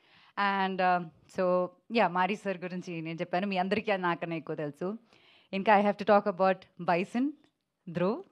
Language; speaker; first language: Telugu; non-native, local second language; Malayalam